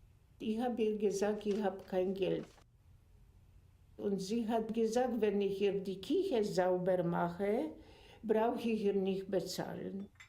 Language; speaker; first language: German; non-native, fluent; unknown